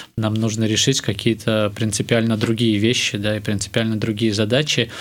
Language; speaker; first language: Russian; native; Russian